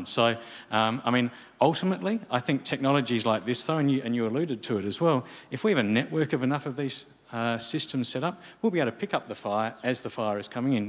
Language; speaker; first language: English; native; English